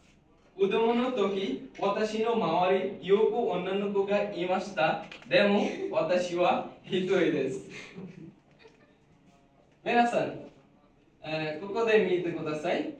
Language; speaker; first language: Japanese; non-native, learner; Bangla